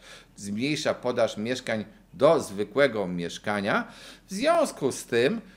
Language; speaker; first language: Polish; native; Polish